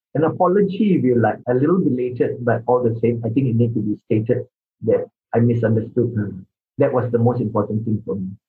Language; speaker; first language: English; non-native, local second language; Min Nan Chinese